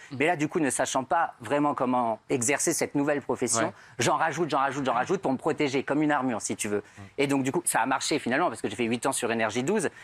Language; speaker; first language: French; native; French